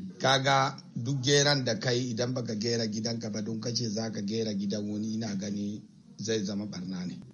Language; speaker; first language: Hausa; non-native, local second language; Fula